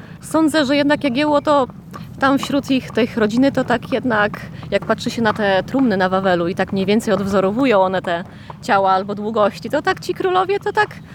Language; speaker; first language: Polish; native; Polish